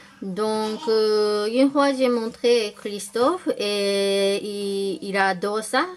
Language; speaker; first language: French; non-native, learner; Japanese